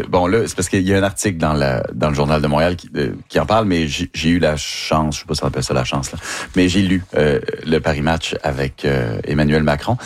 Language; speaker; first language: French; native; French